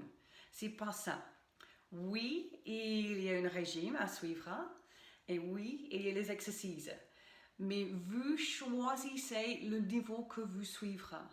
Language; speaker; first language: French; non-native, fluent; English